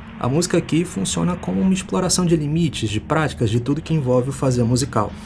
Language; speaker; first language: Portuguese; native; Portuguese